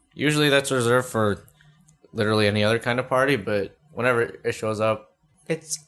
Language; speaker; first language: English; early bilingual, other home language; Filipino